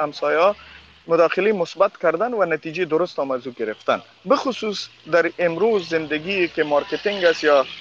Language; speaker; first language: Persian; non-native, local second language; Pashto